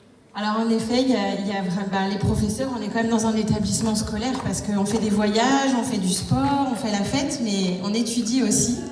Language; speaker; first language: French; native; French